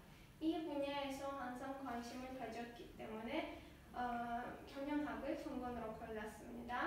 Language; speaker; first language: Korean; non-native, learner; Azerbaijani